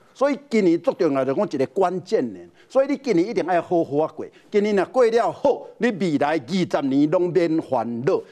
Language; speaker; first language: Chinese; native; Chinese